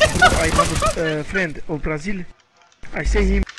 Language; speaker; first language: English; non-native, learner; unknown